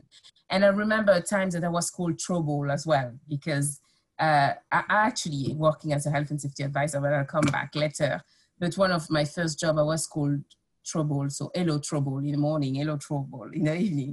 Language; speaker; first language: English; non-native, fluent; French